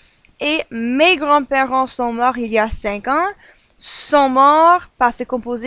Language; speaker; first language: French; non-native, fluent; English